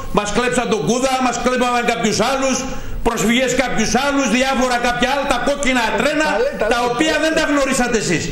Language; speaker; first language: Greek; native; Greek